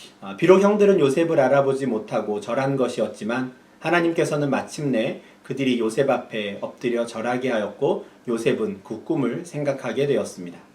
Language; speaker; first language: Korean; native; Korean